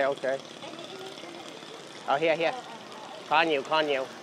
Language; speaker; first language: Vietnamese; non-native, learner; English